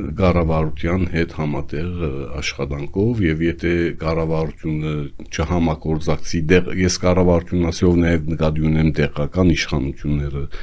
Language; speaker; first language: Armenian; native; Armenian